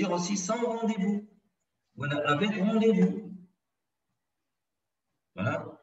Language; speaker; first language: French; non-native, local second language; Arabic